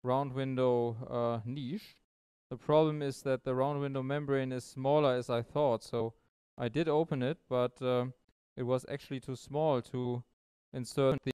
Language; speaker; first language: English; non-native, fluent; German